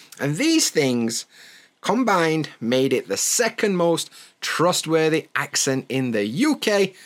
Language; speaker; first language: English; native; English